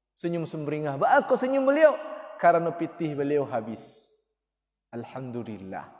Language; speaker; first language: Malay; non-native, local second language; Minangkabau